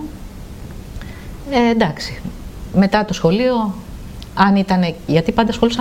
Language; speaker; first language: Greek; native; Greek